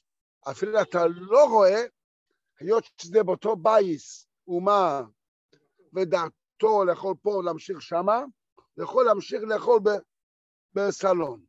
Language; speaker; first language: Hebrew; non-native, fluent; Yiddish